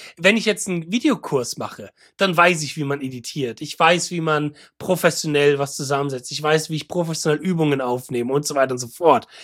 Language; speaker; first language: German; native; German